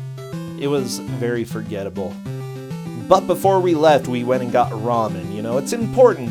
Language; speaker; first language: English; native; English